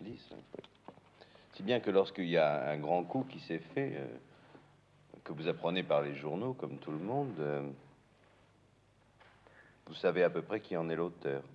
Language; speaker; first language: French; native; French